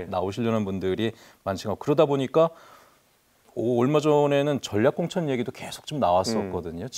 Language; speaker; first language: Korean; native; Korean